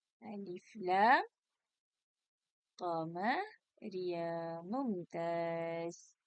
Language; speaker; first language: Arabic; non-native, learner; Malay